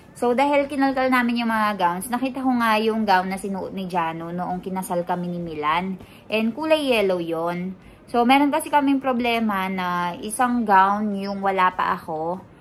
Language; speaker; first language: Filipino; native; Filipino